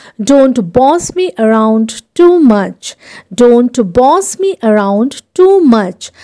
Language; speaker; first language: English; non-native, local second language; Bangla